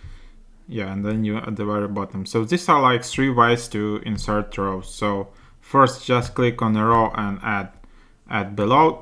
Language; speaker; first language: English; non-native, fluent; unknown